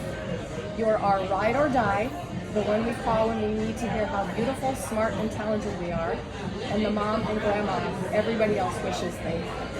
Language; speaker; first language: English; native; English